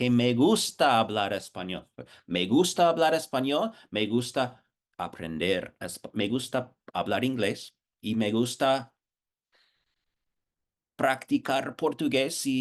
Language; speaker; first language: Spanish; non-native, fluent; English